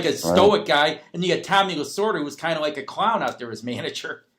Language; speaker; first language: English; native; English